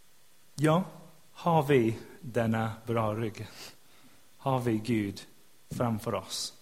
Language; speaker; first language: Swedish; non-native, fluent; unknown